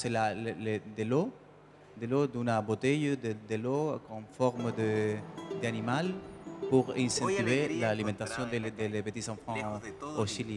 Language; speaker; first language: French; non-native, learner; Spanish